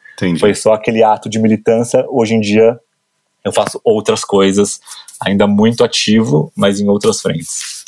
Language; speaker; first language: Portuguese; native; Portuguese